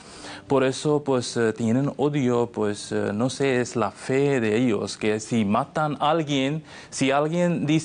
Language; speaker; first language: Spanish; non-native, fluent; Urdu